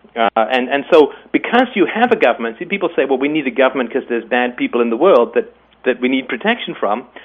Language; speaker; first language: English; native; English